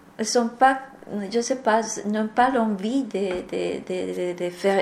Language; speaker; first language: French; non-native, learner; Spanish